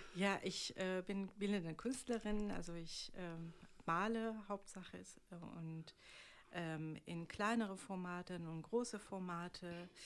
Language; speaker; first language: German; non-native, fluent; Persian